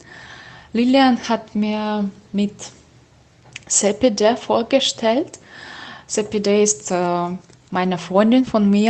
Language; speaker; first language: German; non-native, learner; Russian